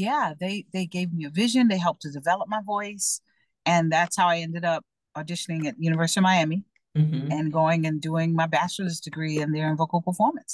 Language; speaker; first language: English; native; English